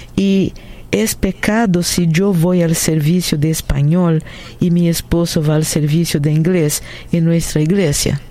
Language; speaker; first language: Spanish; non-native, fluent; Portuguese